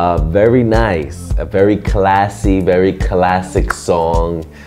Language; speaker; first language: English; early bilingual, other home language; Spanish